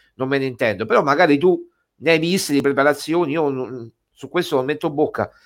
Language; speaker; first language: Italian; native; Italian